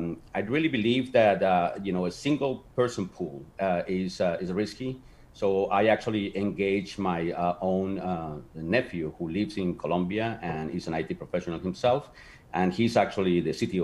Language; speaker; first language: English; non-native, fluent; Spanish